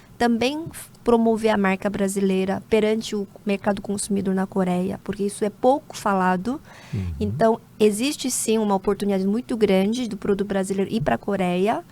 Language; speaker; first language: Portuguese; non-native, fluent; Korean